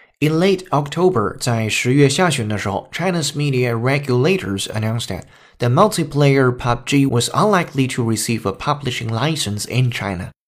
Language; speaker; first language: English; non-native, fluent; Chinese